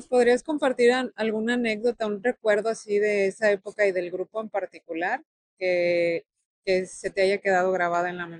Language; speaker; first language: Spanish; native; Spanish